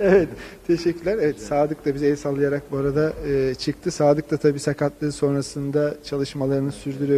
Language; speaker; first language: Turkish; native; Turkish